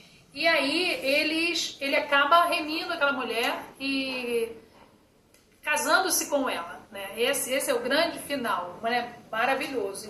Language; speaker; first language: Portuguese; native; Portuguese